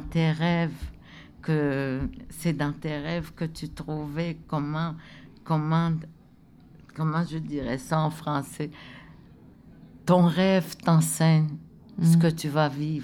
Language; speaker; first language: French; non-native, local second language; Innu-aimun